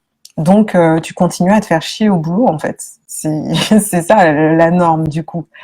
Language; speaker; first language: French; native; French